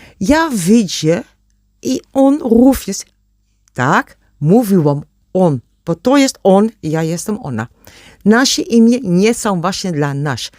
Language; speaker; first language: Polish; non-native, learner; German